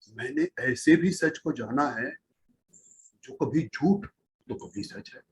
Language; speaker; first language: Hindi; non-native, local second language; Marathi